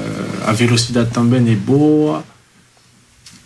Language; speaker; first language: Portuguese; early bilingual, heritage; Portuguese